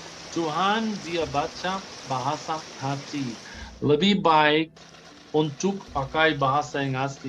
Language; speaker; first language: Indonesian; non-native, fluent; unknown